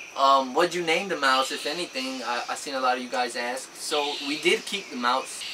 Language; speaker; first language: English; native; English